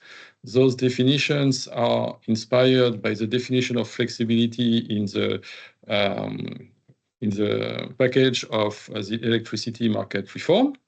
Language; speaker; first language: English; non-native, fluent; French